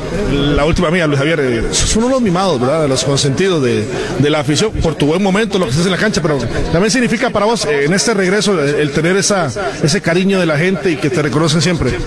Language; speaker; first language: Spanish; native; Spanish